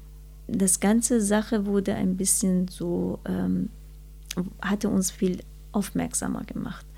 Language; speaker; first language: German; non-native, learner; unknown